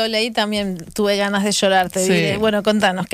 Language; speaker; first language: Spanish; native; Spanish